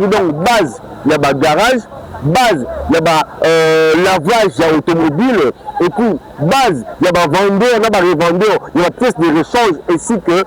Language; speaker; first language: French; non-native, local second language; Lingala